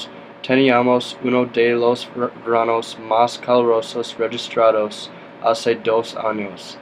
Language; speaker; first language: Spanish; non-native, learner; English